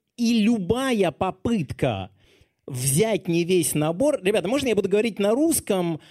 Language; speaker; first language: Russian; native; Russian